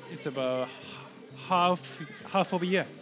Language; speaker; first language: English; non-native, learner; Japanese